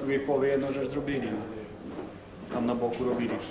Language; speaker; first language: Polish; native; Polish